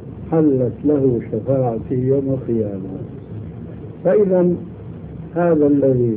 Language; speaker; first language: Arabic; early bilingual, other home language; Albanian